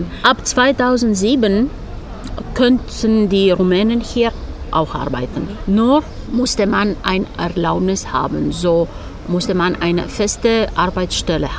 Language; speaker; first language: German; non-native, fluent; Romanian